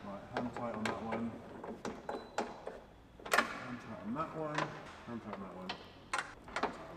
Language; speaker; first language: English; native; English